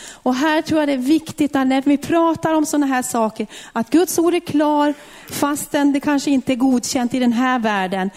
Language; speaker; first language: Swedish; native; Swedish